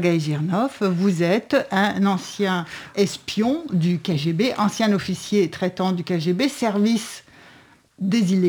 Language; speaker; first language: French; native; French